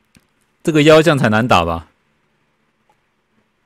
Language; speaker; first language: Chinese; native; Chinese